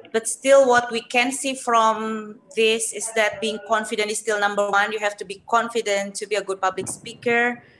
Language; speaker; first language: English; non-native, fluent; Malay